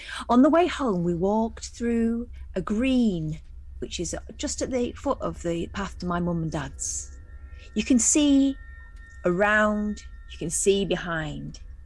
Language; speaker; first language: English; native; English